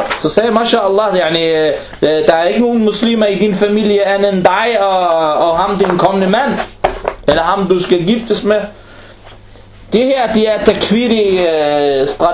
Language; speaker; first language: Danish; non-native, fluent; Arabic